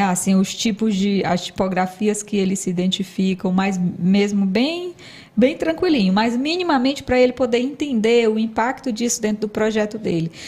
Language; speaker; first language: Portuguese; native; Portuguese